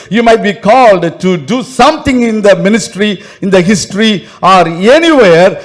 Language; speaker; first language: English; non-native, local second language; Tamil